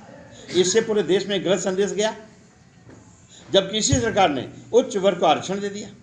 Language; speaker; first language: Hindi; native; Hindi